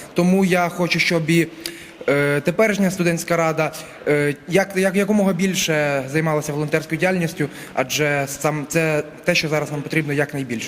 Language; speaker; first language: Ukrainian; native; Ukrainian